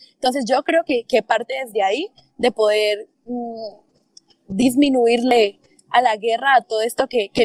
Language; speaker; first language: Spanish; native; Spanish